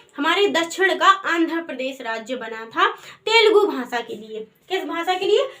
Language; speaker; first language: Hindi; native; Hindi